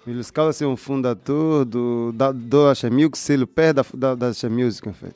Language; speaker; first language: French; non-native, learner; Portuguese